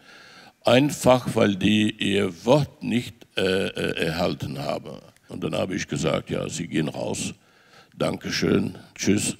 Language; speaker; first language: German; non-native, fluent; French